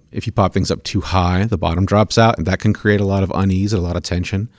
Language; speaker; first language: English; native; English